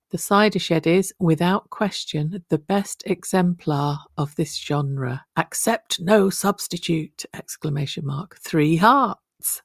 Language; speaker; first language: English; native; English